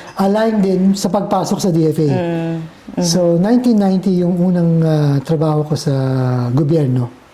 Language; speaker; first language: Filipino; early bilingual, heritage; Filipino